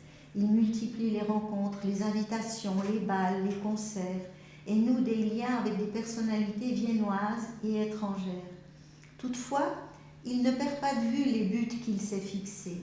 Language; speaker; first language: French; native; French